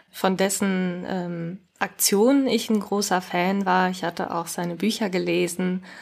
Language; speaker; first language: German; early bilingual, other home language; Japanese